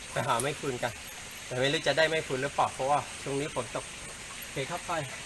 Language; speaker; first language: Thai; non-native, local second language; Pattani Malay